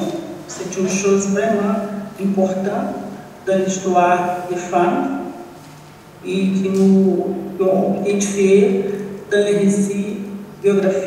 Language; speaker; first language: French; non-native, learner; Portuguese